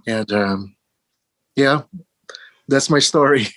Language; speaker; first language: English; early bilingual, other home language; Portuguese